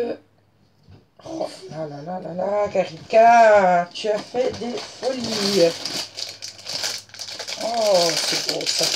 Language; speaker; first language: French; native; French